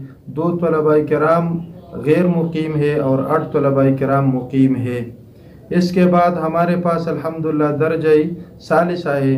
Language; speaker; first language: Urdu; non-native, local second language; Pashto